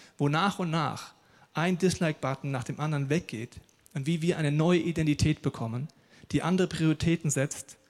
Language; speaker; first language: German; native; German